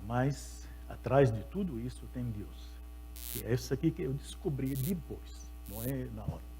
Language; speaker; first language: Portuguese; non-native, fluent; Arabic